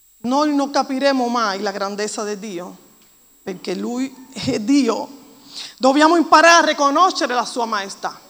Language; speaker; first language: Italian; non-native, fluent; Spanish